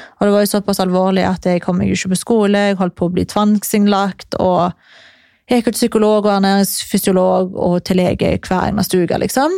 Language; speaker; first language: Norwegian; native; Norwegian